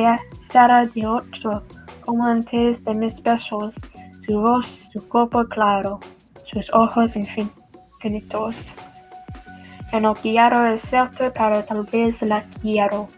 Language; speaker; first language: Spanish; non-native, learner; English